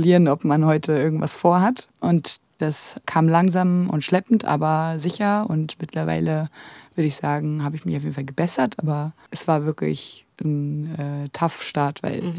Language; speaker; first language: German; native; German